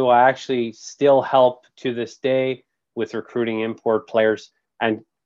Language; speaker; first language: English; native; English